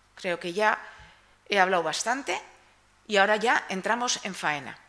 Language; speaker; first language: Spanish; native; Spanish